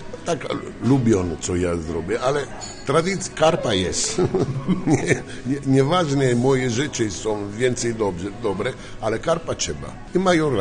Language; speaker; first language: Polish; non-native, learner; Italian